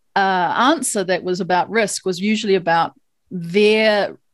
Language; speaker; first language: English; native; English